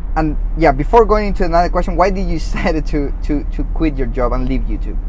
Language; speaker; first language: English; non-native, fluent; Spanish